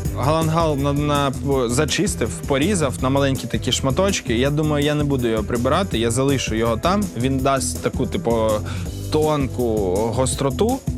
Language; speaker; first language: Ukrainian; native; Ukrainian